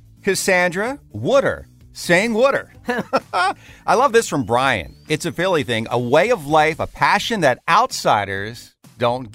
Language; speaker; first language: English; native; English